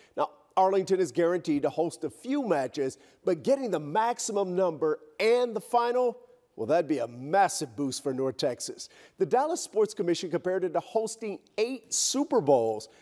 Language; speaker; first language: English; native; English